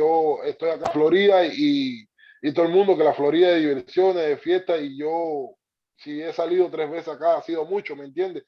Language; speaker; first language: Spanish; native; Spanish